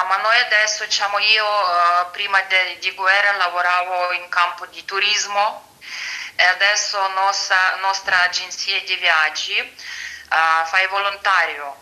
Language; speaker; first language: Italian; non-native, fluent; Ukrainian